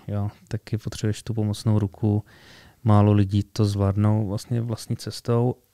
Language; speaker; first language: Czech; early bilingual, other home language; Arabic